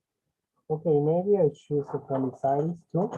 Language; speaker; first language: English; non-native, learner; Spanish